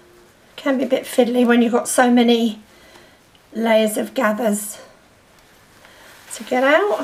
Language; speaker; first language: English; native; English